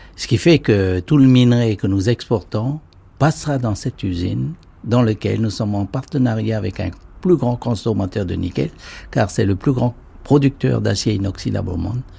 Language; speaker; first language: French; native; French